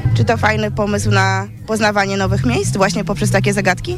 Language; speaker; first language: Polish; native; Polish